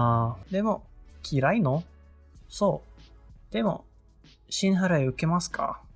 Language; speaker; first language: Japanese; non-native, learner; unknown